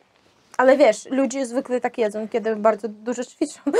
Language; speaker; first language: Polish; non-native, fluent; Russian